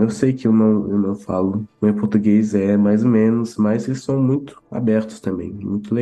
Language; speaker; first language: Portuguese; early bilingual, heritage; Portuguese